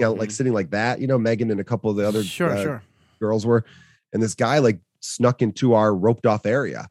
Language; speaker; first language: English; native; English